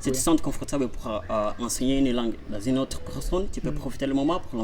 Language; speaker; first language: French; non-native, learner; Portuguese